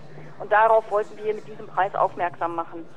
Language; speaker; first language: German; native; German